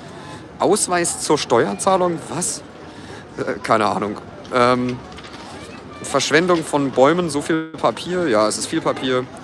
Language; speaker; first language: German; native; German